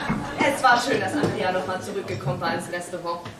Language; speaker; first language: German; native; German